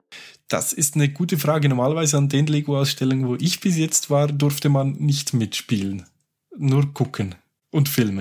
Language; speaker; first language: German; native; German